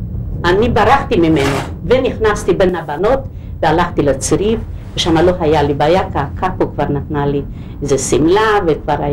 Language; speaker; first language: Hebrew; non-native, local second language; Hungarian